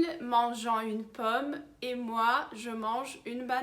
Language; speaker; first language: French; early bilingual, heritage; Portuguese